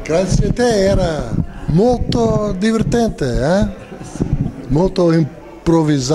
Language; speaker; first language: Italian; non-native, learner; English